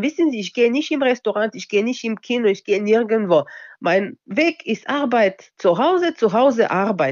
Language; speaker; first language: German; non-native, local second language; Bulgarian